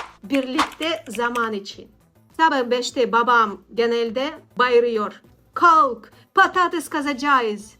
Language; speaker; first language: Turkish; non-native, learner; Russian